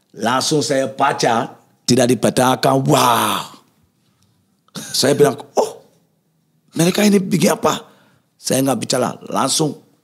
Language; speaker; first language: Indonesian; non-native, fluent; English